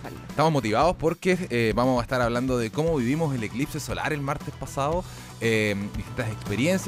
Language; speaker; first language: Spanish; native; Spanish